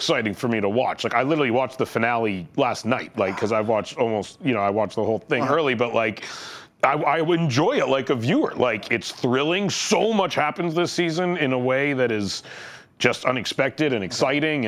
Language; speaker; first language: English; native; English